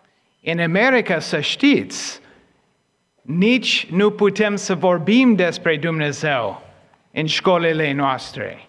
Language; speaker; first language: Romanian; non-native, fluent; English